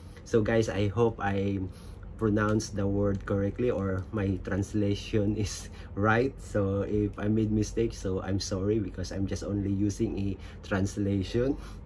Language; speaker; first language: English; non-native, local second language; Filipino